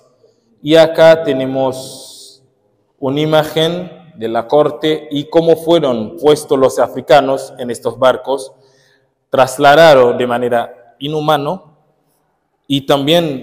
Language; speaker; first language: Spanish; non-native, fluent; Haitian Creole